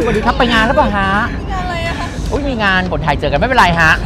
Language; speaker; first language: Thai; native; Thai